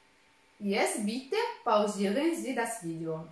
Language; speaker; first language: German; non-native, fluent; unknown